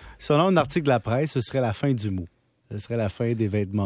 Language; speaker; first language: French; native; French